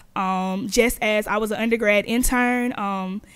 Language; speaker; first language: English; native; English